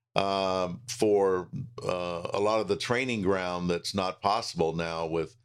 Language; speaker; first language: English; native; English